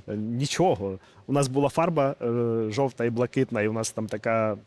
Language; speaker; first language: Ukrainian; non-native, local second language; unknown